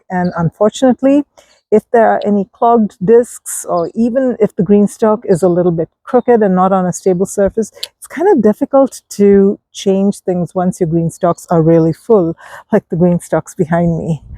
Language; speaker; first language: English; native; English